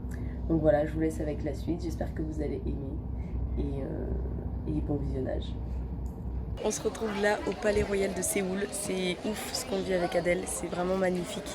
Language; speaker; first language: French; native; French